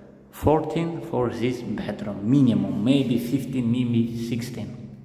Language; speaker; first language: English; non-native, learner; Lezghian